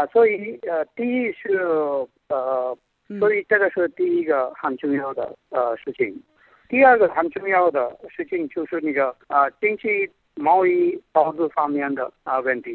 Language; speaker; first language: Chinese; non-native, fluent; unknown